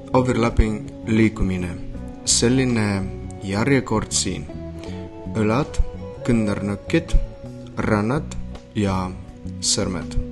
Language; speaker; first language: Estonian; non-native, learner; Belarusian